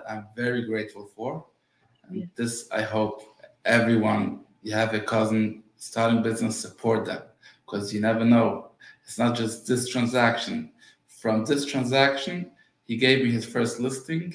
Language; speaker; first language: English; early bilingual, other home language; Yiddish